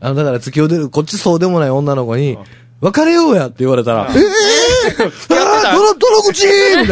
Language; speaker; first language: Japanese; native; Japanese